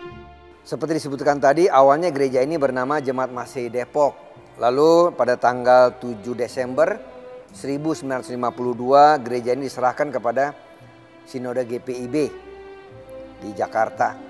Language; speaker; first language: Indonesian; native; Indonesian